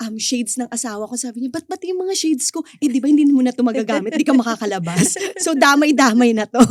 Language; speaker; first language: Filipino; non-native, local second language; Hiligaynon